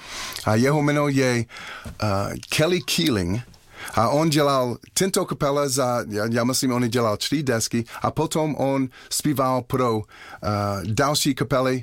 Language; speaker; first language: Czech; non-native, learner; English